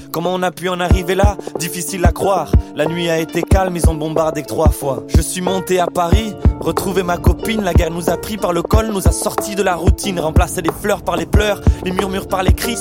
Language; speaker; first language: French; native; French